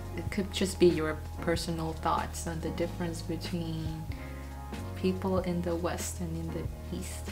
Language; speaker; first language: English; non-native, fluent; Vietnamese